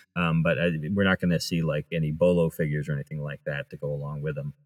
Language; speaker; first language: English; native; English